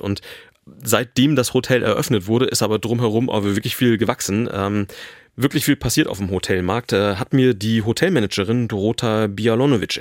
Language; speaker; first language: German; native; German